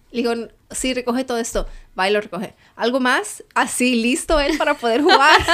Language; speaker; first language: Spanish; early bilingual, heritage; Spanish